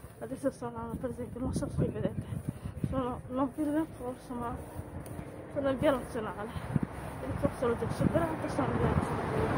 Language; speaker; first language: Italian; native; Italian